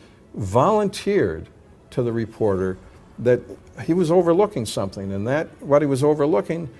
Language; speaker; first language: English; native; English